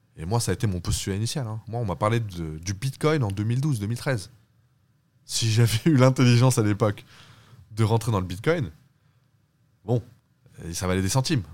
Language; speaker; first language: French; early bilingual, other home language; Turkish